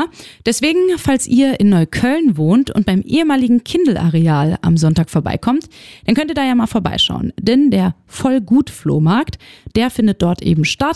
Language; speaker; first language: German; native; German